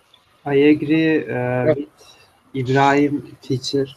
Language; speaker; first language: English; non-native, learner; Turkish